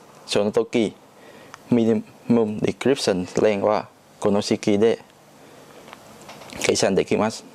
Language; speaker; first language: Japanese; non-native, learner; Chinese